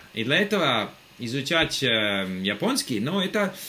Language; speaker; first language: Russian; non-native, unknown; English